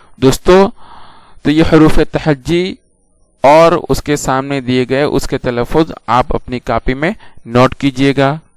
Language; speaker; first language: Urdu; native; Urdu